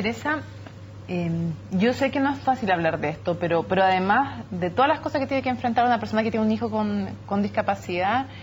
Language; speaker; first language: Spanish; native; Spanish